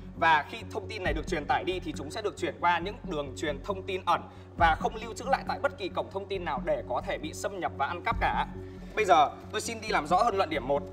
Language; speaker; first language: Vietnamese; native; Vietnamese